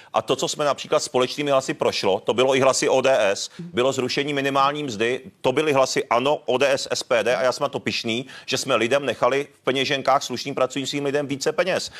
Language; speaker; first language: Czech; early bilingual, other home language; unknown